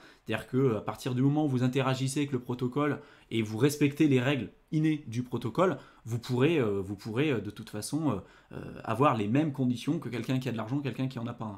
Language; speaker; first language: French; native; French